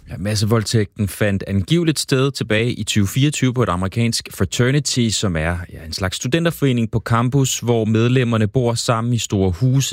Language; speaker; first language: Danish; native; Danish